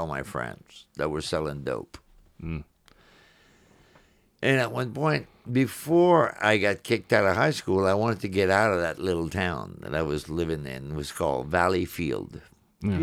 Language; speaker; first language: English; non-native, fluent; French